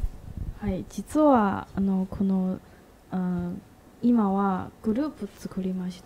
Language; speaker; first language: Japanese; non-native, learner; Chinese